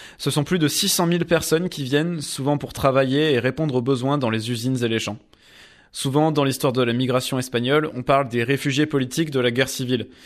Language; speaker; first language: French; native; French